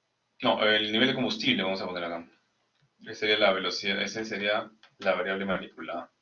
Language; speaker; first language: Spanish; native; Spanish